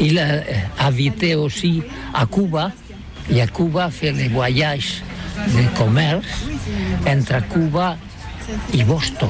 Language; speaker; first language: French; non-native, learner; Catalan